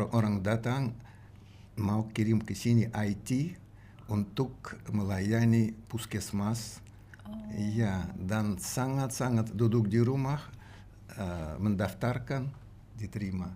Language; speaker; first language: Indonesian; non-native, learner; Russian